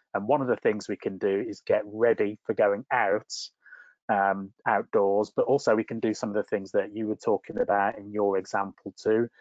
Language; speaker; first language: English; native; English